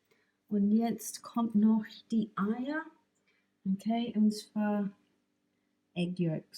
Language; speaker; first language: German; non-native, fluent; English